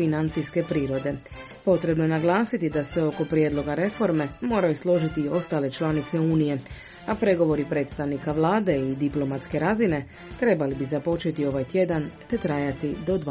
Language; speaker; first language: Croatian; native; Croatian